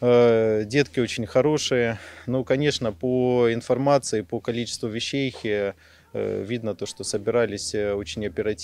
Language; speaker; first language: Russian; native; Russian